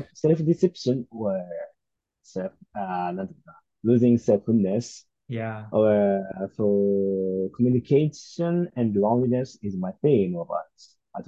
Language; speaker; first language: English; non-native, learner; Japanese